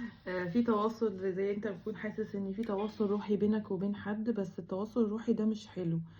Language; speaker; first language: Arabic; native; Arabic